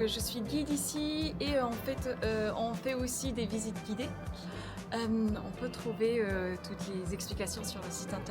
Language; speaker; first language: French; non-native, fluent; Japanese